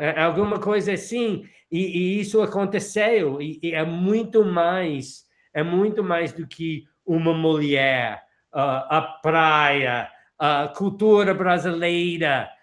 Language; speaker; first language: Portuguese; non-native, fluent; English